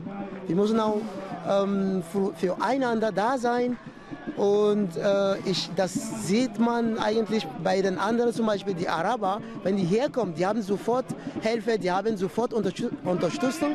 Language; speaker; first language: German; non-native, fluent; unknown